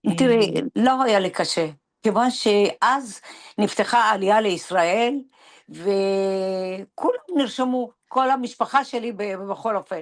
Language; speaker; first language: Hebrew; non-native, fluent; Persian